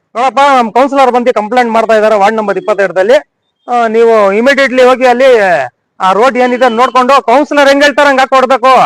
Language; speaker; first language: Kannada; non-native, local second language; Urdu